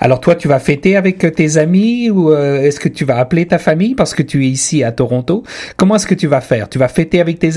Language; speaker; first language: French; native; French